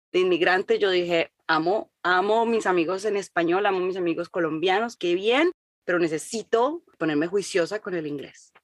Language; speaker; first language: Spanish; native; Spanish